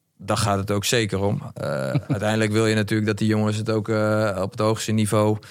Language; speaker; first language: Dutch; native; Dutch